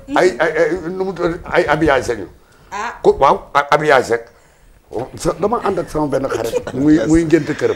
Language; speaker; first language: Wolof; native; Wolof